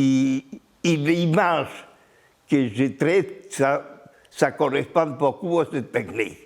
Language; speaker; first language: French; non-native, fluent; Spanish